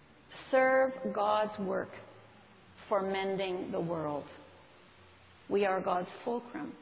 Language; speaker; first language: English; native; English